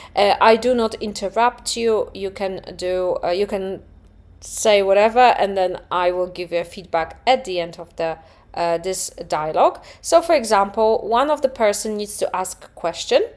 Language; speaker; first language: English; non-native, fluent; Polish